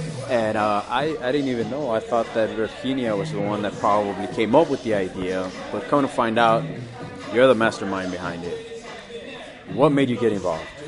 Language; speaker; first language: English; early bilingual, other home language; Spanish